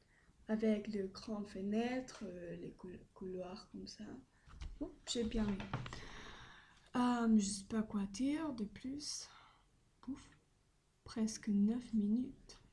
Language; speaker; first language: French; non-native, learner; Spanish